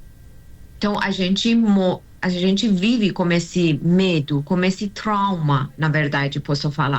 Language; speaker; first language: Portuguese; non-native, learner; Persian